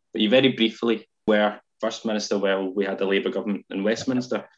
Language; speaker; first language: English; native; English